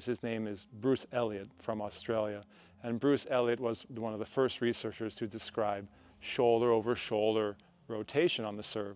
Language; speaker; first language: English; native; English